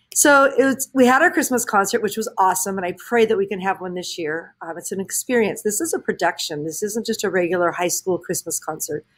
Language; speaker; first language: English; native; English